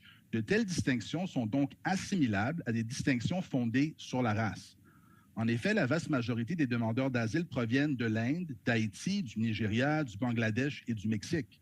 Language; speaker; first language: French; native; French